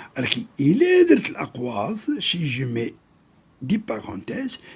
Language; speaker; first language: French; non-native, local second language; Arabic